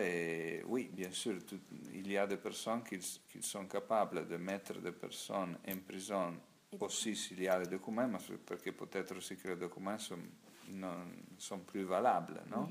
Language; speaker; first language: French; non-native, learner; Italian